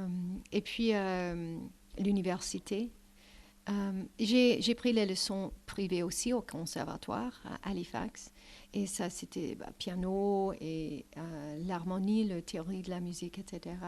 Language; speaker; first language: French; non-native, fluent; English